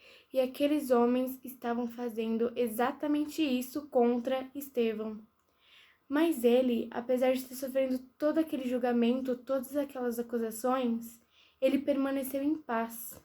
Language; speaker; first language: Portuguese; native; Portuguese